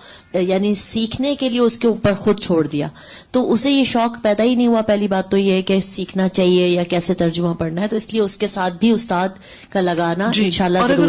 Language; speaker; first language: Urdu; native; Urdu